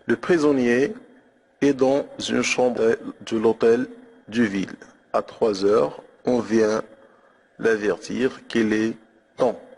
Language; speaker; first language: French; non-native, local second language; Arabic